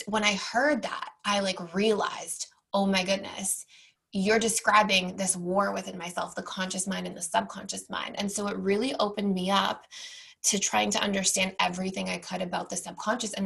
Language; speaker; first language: English; native; English